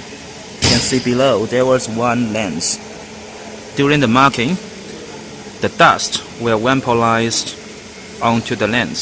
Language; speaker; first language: English; non-native, learner; Chinese